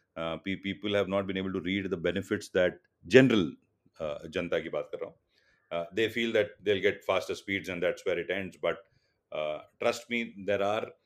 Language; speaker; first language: English; non-native, local second language; Tulu